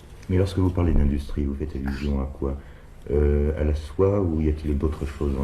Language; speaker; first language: French; native; French